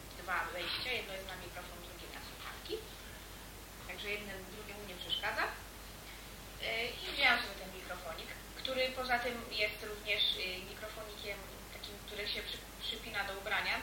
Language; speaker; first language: Polish; native; Polish